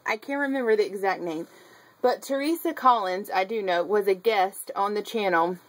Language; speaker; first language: English; native; English